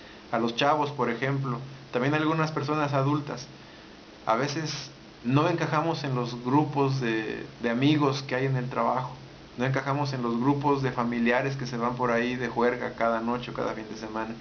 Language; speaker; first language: Spanish; native; Spanish